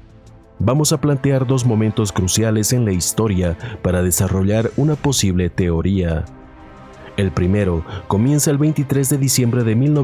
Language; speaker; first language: Spanish; native; Spanish